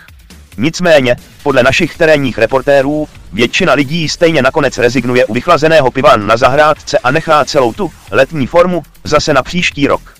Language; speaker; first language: Czech; native; Czech